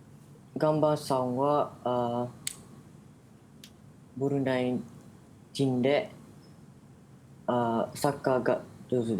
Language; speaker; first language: Japanese; non-native, learner; Malay